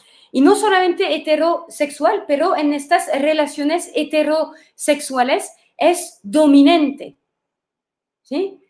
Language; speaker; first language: Spanish; non-native, fluent; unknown